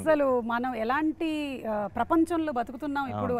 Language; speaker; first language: Telugu; native; Telugu